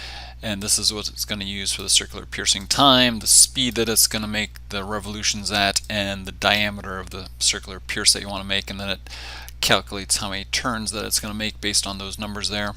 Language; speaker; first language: English; native; English